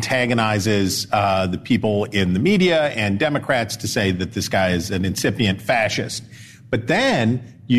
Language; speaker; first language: English; native; English